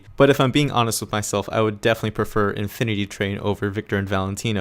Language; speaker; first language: English; native; English